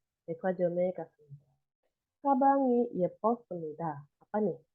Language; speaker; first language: Korean; non-native, fluent; Indonesian